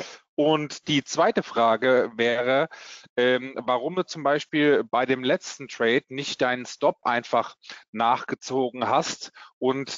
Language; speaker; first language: German; native; German